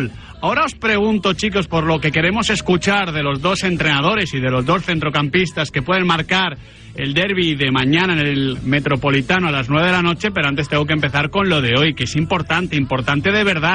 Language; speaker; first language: Spanish; native; Spanish